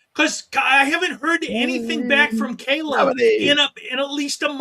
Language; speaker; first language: English; native; English